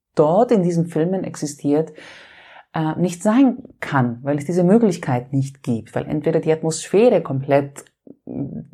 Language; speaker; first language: German; non-native, fluent; Greek